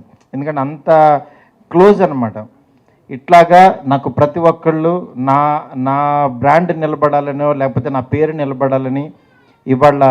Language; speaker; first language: Telugu; native; Telugu